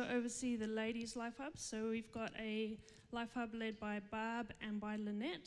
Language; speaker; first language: English; native; English